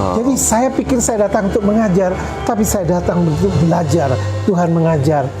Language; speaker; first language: Indonesian; native; Indonesian